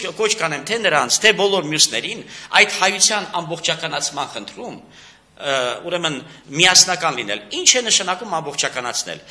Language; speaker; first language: Armenian; native; Armenian